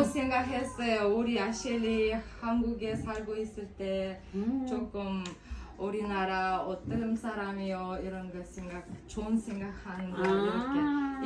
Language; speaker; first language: Korean; non-native, learner; Kazakh